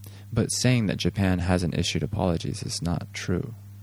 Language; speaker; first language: English; native; English